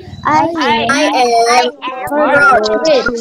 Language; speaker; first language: English; non-native, learner; Indonesian